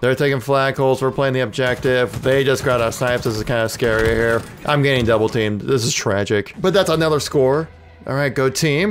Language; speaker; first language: English; native; English